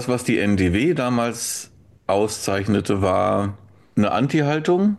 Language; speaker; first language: German; native; German